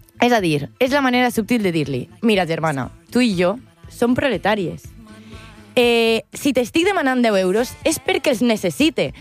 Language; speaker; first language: Catalan; native; Catalan